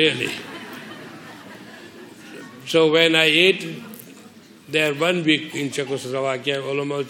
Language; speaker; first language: English; non-native, learner; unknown